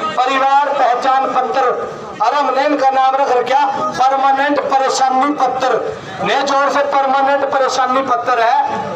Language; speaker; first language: Hindi; native; Hindi